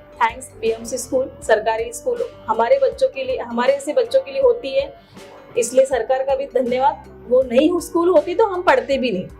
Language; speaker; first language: Hindi; non-native, local second language; Marathi